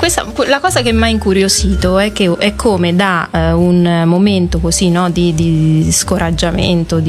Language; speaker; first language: Italian; native; Italian